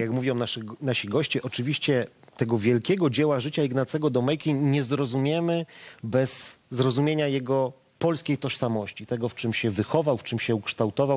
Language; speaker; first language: Polish; native; Polish